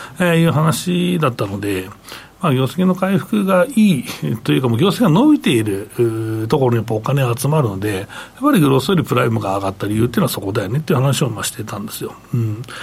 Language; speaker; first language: Japanese; native; Japanese